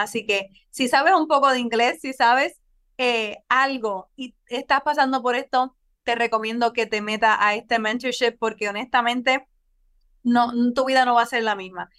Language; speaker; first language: Spanish; native; Spanish